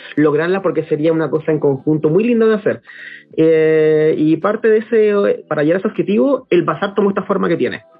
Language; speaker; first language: Spanish; native; Spanish